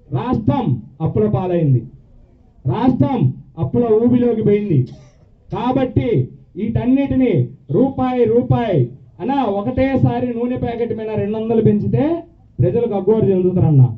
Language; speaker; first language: Telugu; native; Telugu